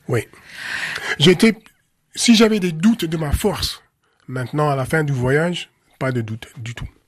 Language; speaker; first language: French; non-native, fluent; English